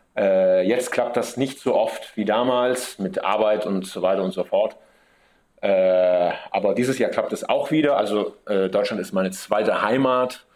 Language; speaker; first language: German; early bilingual, heritage; German